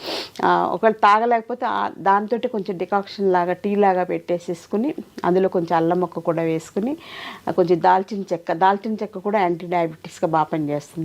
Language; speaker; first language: Telugu; native; Telugu